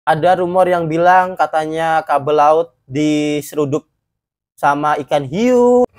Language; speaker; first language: Indonesian; native; Indonesian